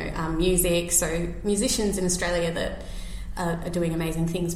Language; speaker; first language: English; native; English